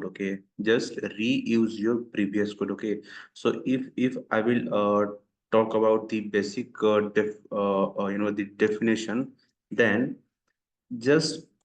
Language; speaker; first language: English; non-native, local second language; Hindi